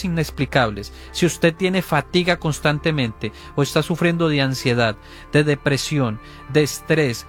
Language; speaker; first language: Spanish; native; Spanish